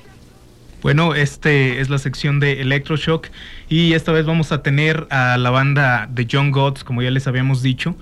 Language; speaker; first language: Spanish; native; Spanish